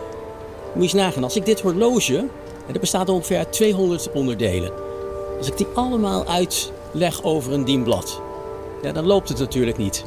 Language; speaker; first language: Dutch; native; Dutch